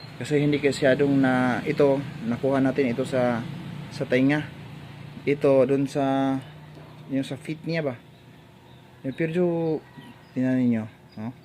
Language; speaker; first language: Filipino; native; Filipino